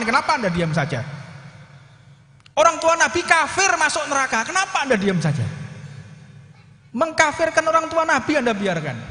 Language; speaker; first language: Indonesian; non-native, local second language; Javanese